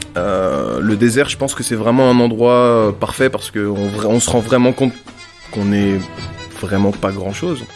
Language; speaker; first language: French; native; French